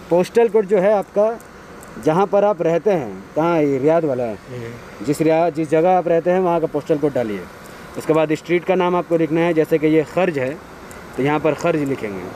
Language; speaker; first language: Hindi; native; Hindi